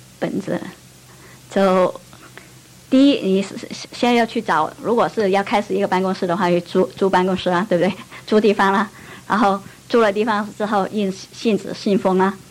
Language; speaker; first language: Chinese; non-native, local second language; Cantonese